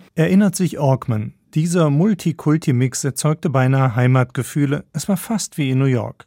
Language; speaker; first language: German; native; German